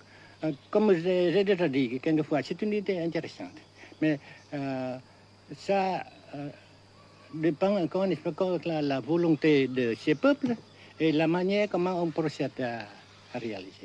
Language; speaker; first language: French; non-native, local second language; Vietnamese